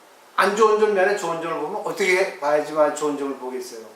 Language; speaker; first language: Korean; native; Korean